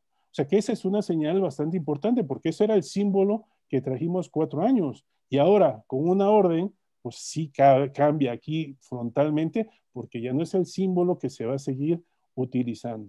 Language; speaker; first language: Spanish; native; Spanish